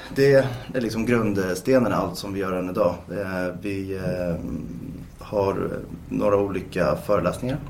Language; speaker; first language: Swedish; native; Swedish